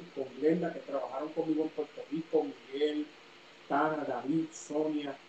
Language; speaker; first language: Spanish; early bilingual, heritage; Spanish